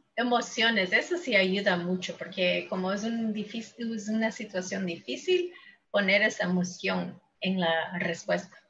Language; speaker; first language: Spanish; non-native, fluent; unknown